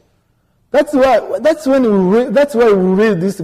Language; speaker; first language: English; non-native, local second language; Kinyarwanda